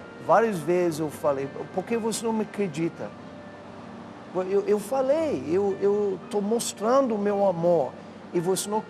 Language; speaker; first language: Portuguese; non-native, learner; English